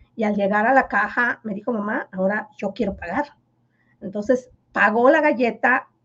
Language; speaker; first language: Spanish; non-native, local second language; Yucateco